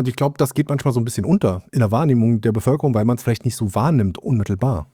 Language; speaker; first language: German; native; German